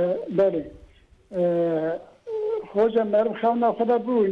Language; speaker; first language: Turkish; non-native, local second language; Kurdish